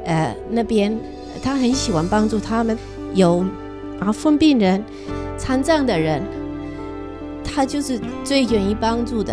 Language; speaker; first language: Chinese; non-native, local second language; Norwegian